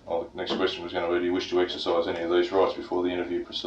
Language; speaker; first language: English; native; English